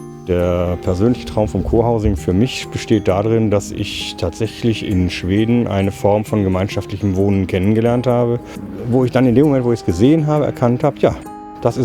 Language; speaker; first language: German; native; German